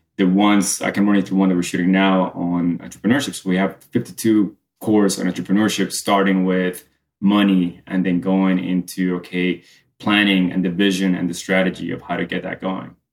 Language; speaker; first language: English; early bilingual, other home language; Spanish